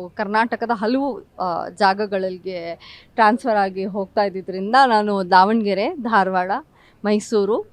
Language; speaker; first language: Kannada; native; Kannada